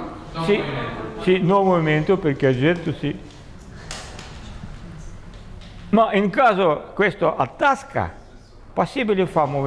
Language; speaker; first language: Italian; non-native, learner; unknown